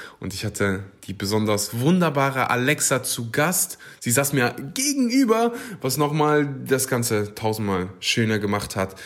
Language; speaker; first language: German; native; German